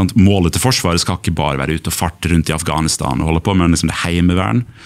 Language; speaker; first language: Norwegian; early bilingual, other home language; English